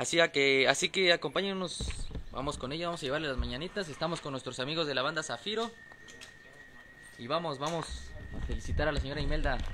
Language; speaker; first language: Spanish; native; Spanish